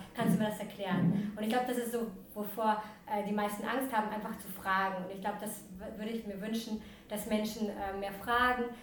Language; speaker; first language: German; early bilingual, other home language; Russian